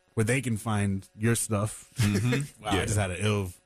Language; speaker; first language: English; native; English